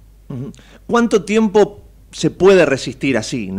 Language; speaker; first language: Spanish; native; Spanish